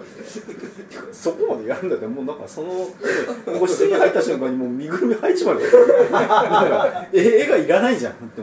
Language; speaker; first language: Japanese; native; Japanese